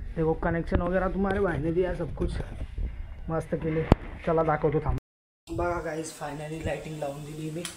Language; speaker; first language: Hindi; non-native, local second language; Marathi